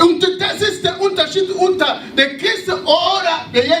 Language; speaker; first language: German; non-native, learner; French